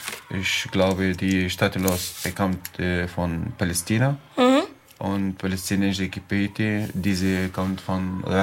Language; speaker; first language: German; non-native, learner; Arabic